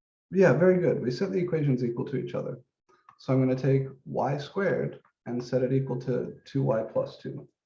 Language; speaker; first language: English; native; English